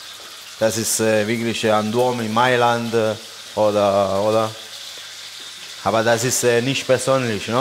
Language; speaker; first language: German; non-native, learner; Italian